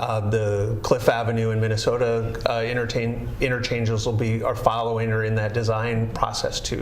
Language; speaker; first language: English; native; English